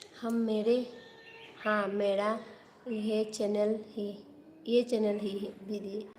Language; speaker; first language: Hindi; non-native, local second language; Bangla